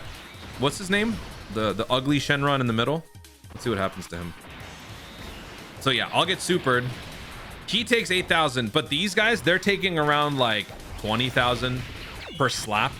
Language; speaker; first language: English; native; English